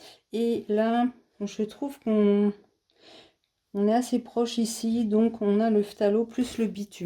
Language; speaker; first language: French; native; French